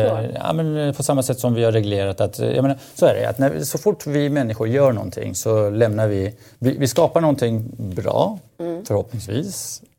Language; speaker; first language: Swedish; native; Swedish